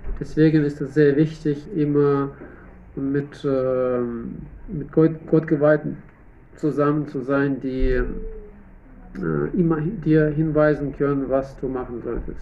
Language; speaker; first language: German; non-native, fluent; Russian